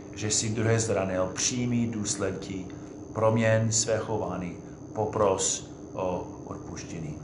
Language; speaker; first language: Czech; non-native, fluent; English